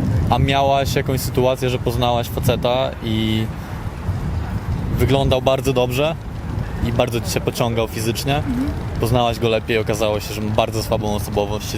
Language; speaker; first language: Polish; native; Polish